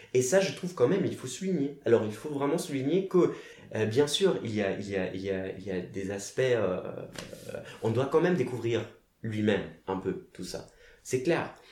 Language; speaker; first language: French; non-native, fluent; German